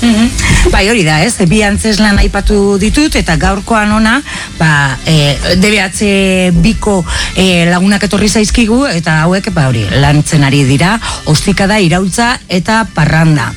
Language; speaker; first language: Basque; native; Basque